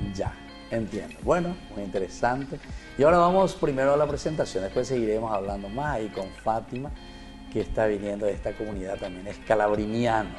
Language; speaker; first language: Spanish; native; Spanish